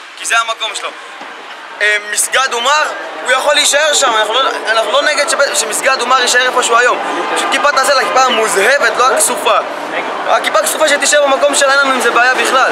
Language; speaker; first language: Hebrew; native; Hebrew